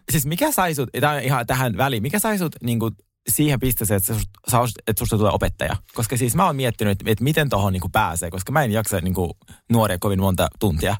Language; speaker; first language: Finnish; early bilingual, other home language; Russian